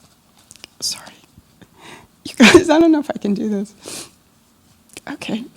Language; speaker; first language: English; native; English